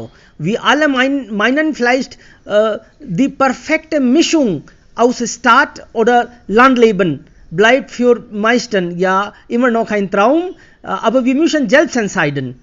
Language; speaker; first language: German; non-native, fluent; Hindi